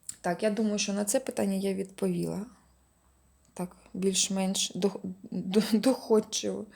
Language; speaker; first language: Ukrainian; non-native, local second language; Russian